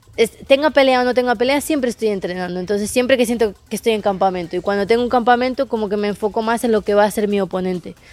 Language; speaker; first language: Spanish; native; Spanish